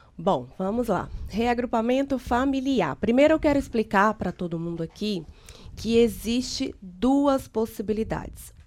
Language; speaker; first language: Portuguese; native; Portuguese